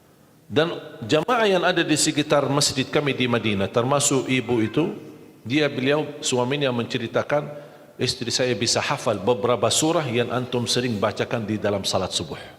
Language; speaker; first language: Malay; non-native, fluent; Arabic